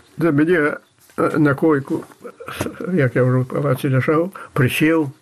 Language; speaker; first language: Russian; non-native, fluent; Belarusian